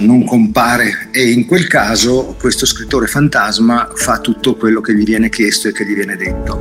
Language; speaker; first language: Italian; native; Italian